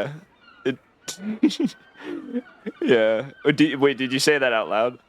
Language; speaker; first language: English; native; English